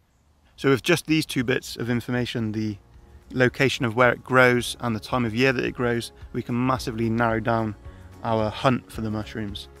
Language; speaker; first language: English; native; English